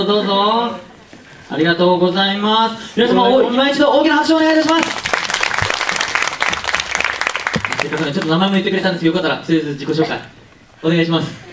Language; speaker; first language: Japanese; native; Japanese